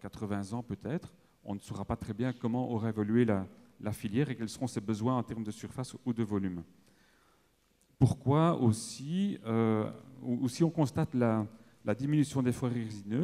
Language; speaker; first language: French; native; French